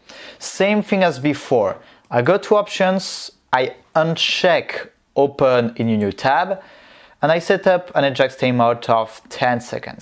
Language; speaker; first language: English; non-native, fluent; French